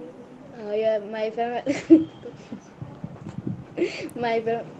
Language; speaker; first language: English; non-native, learner; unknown